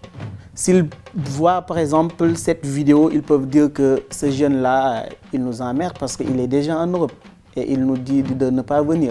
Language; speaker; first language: French; non-native, local second language; Wolof